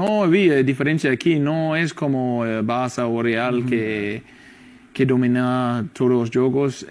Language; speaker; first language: Portuguese; non-native, learner; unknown